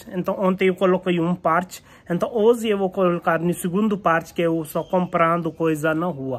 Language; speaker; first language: Portuguese; non-native, learner; Hindi